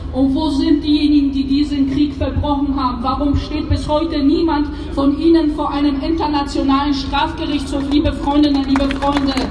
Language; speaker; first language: German; early bilingual, other home language; Polish